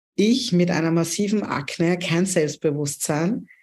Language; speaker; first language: German; non-native, fluent; Urdu